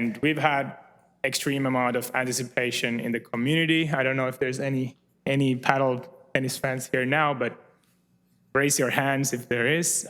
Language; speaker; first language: English; non-native, fluent; Finnish